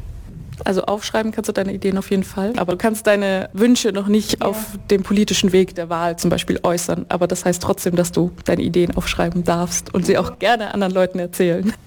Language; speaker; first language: German; native; German